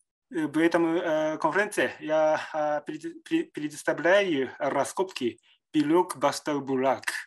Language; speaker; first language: Russian; non-native, learner; Japanese